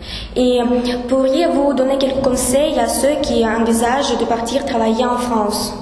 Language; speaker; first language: French; non-native, learner; Russian